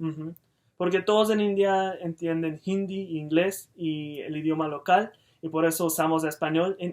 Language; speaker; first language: Spanish; non-native, fluent; English